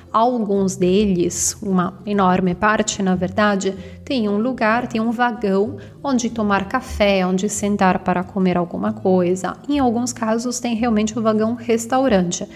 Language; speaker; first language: Portuguese; non-native, fluent; Italian